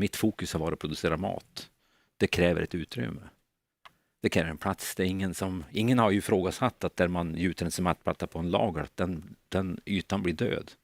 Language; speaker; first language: Swedish; native; Swedish